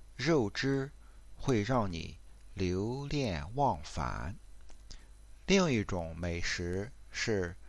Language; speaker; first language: Chinese; non-native, learner; English